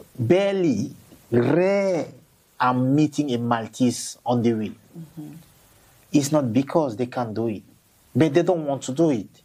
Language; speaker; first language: English; non-native, local second language; French